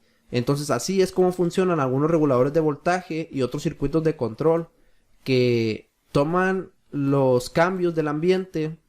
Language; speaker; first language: Spanish; native; Spanish